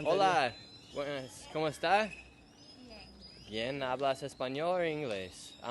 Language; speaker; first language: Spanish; non-native, learner; English